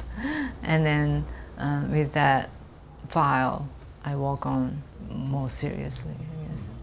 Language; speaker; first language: English; non-native, fluent; Japanese